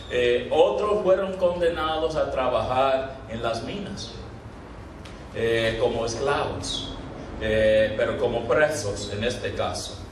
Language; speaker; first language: Spanish; non-native, fluent; English